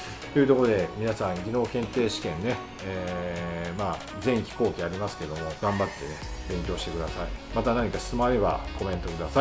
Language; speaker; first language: Japanese; native; Japanese